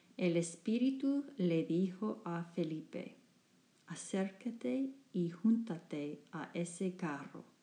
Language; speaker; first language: Spanish; non-native, learner; English